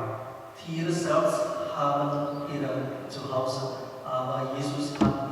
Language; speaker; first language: German; non-native, learner; Indonesian